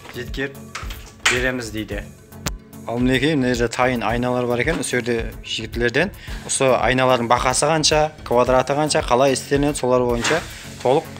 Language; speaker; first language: Uzbek; non-native, local second language; Kara-Kalpak